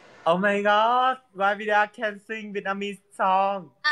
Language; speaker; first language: English; non-native, learner; Vietnamese